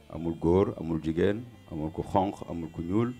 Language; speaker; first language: French; non-native, local second language; Wolof